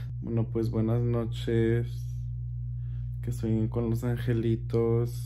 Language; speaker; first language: Spanish; early bilingual, heritage; Spanish